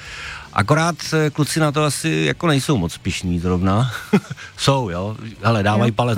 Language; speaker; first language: Czech; native; Czech